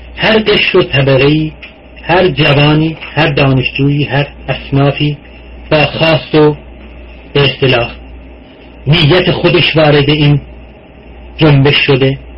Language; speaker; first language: Persian; non-native, local second language; Azerbaijani